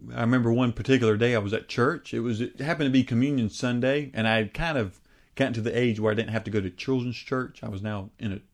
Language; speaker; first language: English; native; English